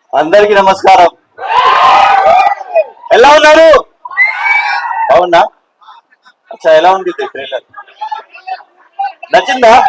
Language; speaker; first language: Telugu; non-native, local second language; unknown